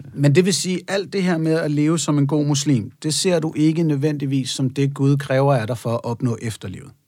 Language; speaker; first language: Danish; native; Danish